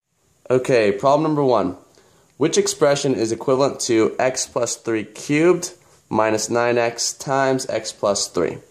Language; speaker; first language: English; native; English